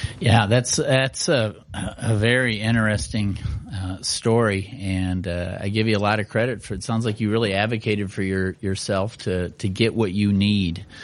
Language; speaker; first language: English; native; English